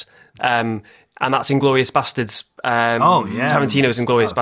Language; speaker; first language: English; native; English